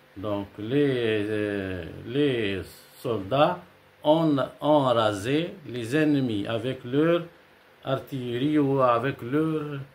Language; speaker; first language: French; non-native, local second language; Arabic